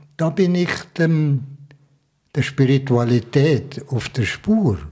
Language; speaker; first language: German; native; German